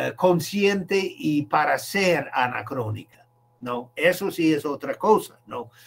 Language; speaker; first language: Spanish; non-native, fluent; English